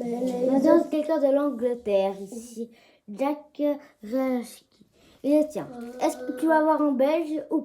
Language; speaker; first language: French; native; French